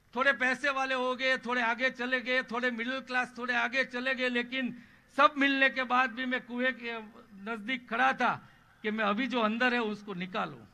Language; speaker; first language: Hindi; non-native, local second language; Gujarati